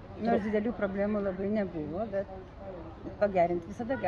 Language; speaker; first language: Lithuanian; native; Lithuanian